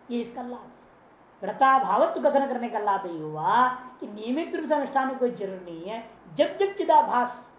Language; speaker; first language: Hindi; native; Hindi